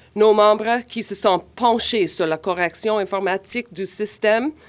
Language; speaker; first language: French; non-native, local second language; English